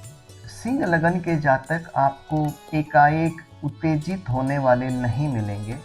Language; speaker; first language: Hindi; native; Hindi